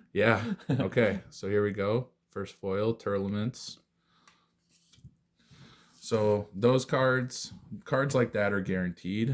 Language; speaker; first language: English; native; English